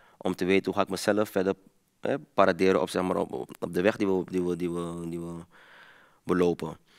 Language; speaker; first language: Dutch; early bilingual, other home language; Papiamento